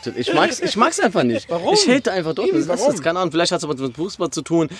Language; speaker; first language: German; non-native, fluent; Arabic